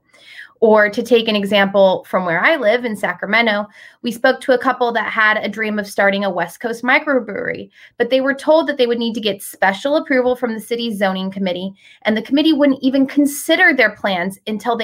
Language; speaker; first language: English; native; English